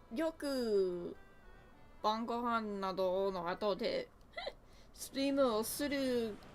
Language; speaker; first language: Japanese; non-native, learner; English